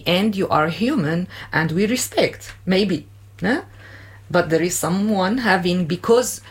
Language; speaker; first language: English; non-native, learner; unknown